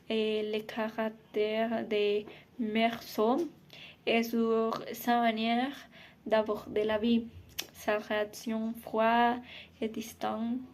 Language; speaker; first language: French; non-native, learner; Spanish